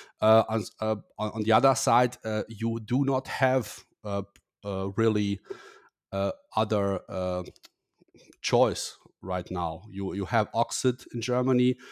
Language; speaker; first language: English; non-native, fluent; German